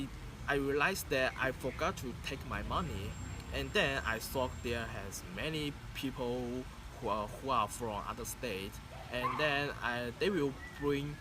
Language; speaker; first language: English; non-native, learner; Chinese